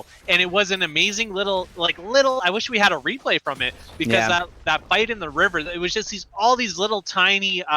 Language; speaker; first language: English; native; English